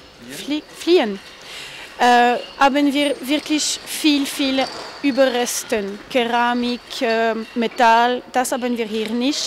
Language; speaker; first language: German; non-native, fluent; French